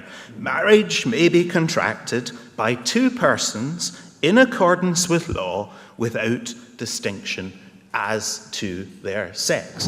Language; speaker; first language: English; native; English